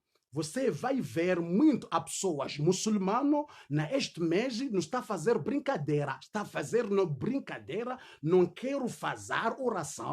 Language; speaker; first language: Portuguese; non-native, learner; Swahili